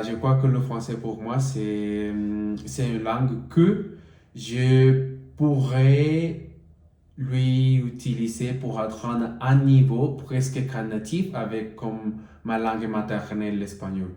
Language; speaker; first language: French; non-native, learner; Spanish